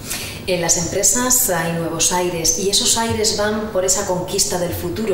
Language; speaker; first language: Spanish; native; Spanish